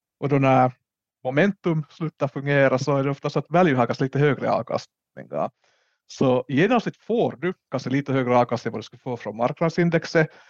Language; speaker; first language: Swedish; native; Swedish